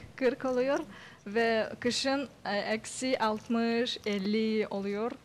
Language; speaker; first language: Turkish; non-native, learner; Yakut